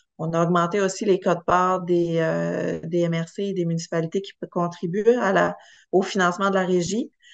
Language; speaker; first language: French; native; French